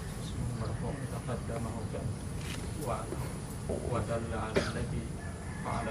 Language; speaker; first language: Arabic; non-native, learner; Indonesian